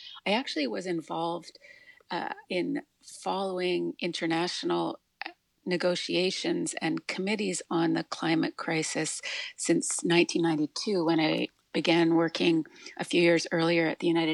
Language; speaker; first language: English; native; English